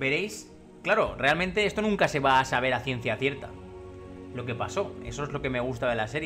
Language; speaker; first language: Spanish; native; Spanish